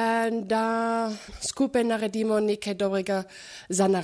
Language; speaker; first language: Slovenian; non-native, fluent; German